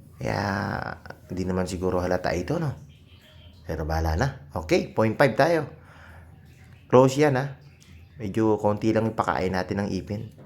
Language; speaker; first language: Filipino; native; Filipino